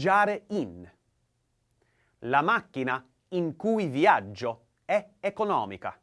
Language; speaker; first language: Italian; non-native, learner; English